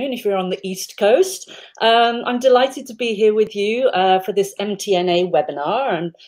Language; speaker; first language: English; native; English